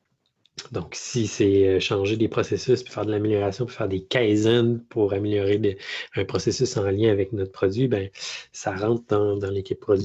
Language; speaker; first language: French; native; French